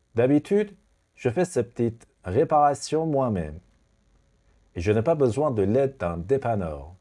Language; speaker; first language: French; non-native, fluent; Persian